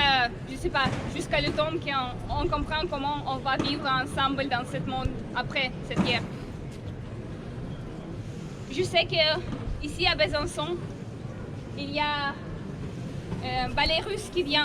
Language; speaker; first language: French; non-native, learner; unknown